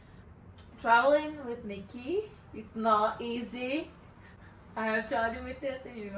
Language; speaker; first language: English; non-native, learner; Portuguese